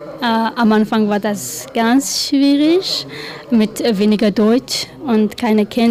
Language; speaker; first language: German; non-native, learner; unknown